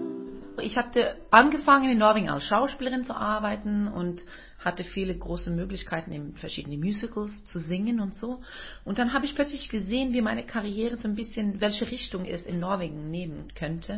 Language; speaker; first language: German; non-native, fluent; Norwegian